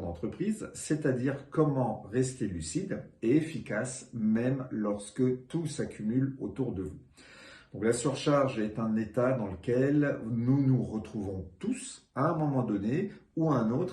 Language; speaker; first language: French; native; French